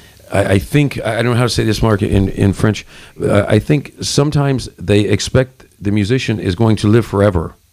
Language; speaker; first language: English; native; English